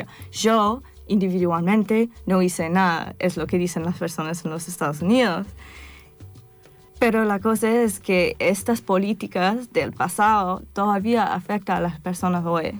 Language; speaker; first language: Spanish; non-native, fluent; English